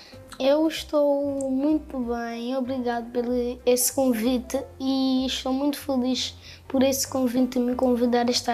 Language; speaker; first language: Portuguese; non-native, local second language; Kabuverdianu